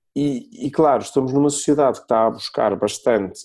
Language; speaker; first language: Portuguese; native; Portuguese